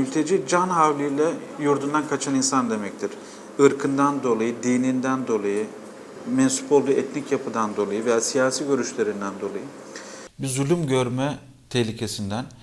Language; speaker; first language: Turkish; native; Turkish